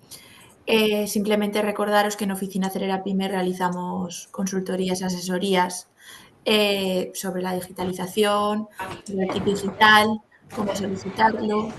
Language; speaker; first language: Spanish; native; Spanish